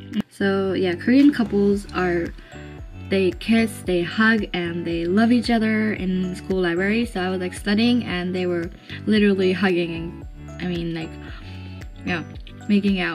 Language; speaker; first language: English; early bilingual, other home language; Japanese